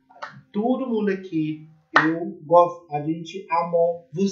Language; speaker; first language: Portuguese; non-native, learner; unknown